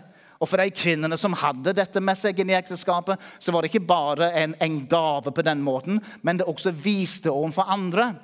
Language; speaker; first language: Norwegian; non-native, fluent; English